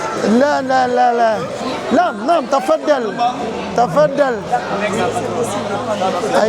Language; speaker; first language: Arabic; non-native, learner; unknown